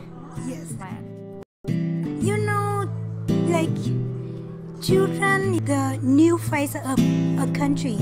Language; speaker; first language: English; non-native, learner; Vietnamese